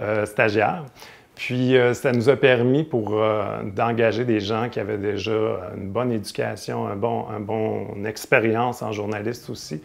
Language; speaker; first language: French; native; French